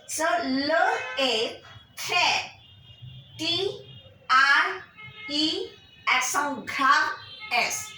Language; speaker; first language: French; non-native, fluent; Bangla